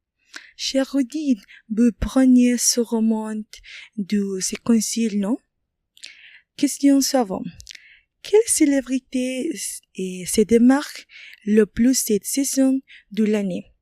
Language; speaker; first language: French; non-native, learner; Spanish